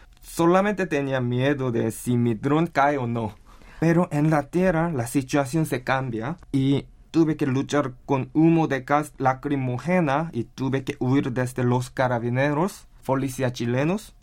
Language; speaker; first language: Spanish; non-native, learner; Korean